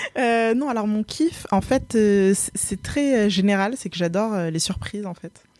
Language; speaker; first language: French; native; French